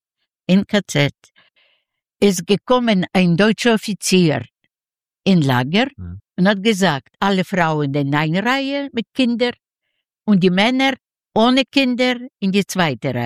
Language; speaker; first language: German; non-native, learner; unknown